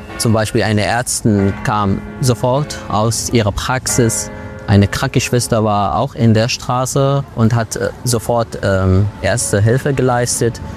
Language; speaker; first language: German; non-native, fluent; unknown